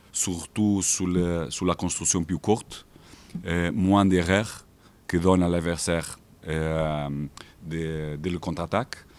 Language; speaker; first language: French; non-native, fluent; Portuguese